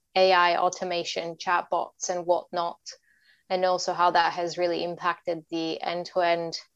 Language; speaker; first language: English; non-native, fluent; Bulgarian